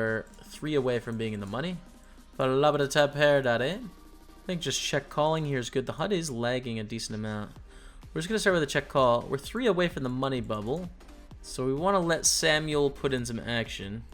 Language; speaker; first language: English; native; English